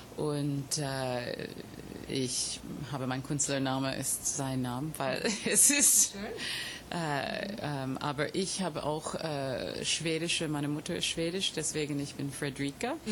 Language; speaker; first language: German; non-native, fluent; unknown